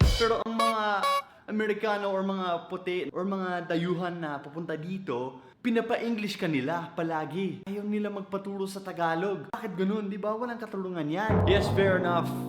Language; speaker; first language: Filipino; non-native, fluent; English